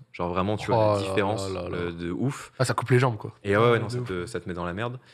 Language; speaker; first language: French; native; French